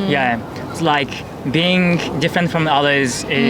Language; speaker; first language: English; non-native, learner; Japanese